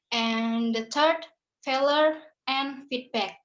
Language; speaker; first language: English; non-native, learner; Indonesian